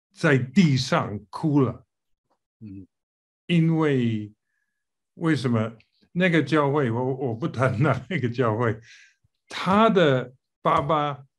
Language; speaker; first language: Chinese; non-native, fluent; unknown